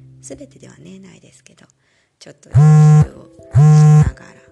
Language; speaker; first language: Japanese; native; Japanese